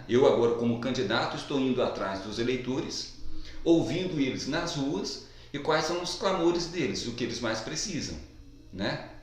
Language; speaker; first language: Portuguese; native; Portuguese